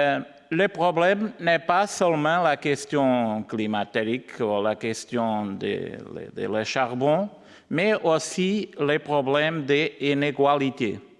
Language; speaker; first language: French; non-native, learner; Portuguese